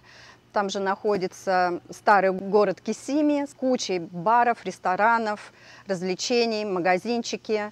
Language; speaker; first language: Russian; native; Russian